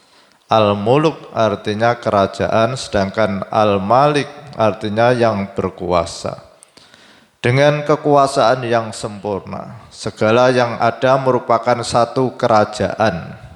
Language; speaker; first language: Indonesian; native; Indonesian